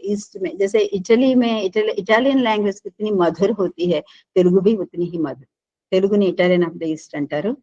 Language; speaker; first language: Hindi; non-native, local second language; Telugu